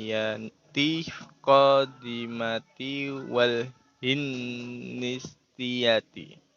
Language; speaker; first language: Arabic; non-native, learner; Indonesian